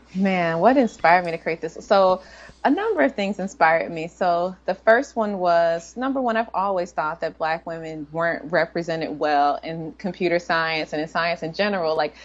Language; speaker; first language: English; native; English